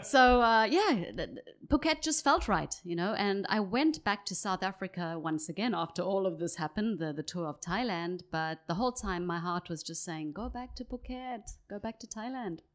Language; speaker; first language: English; native; English